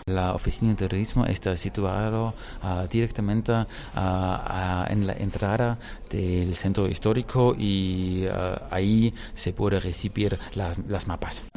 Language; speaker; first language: Spanish; non-native, fluent; German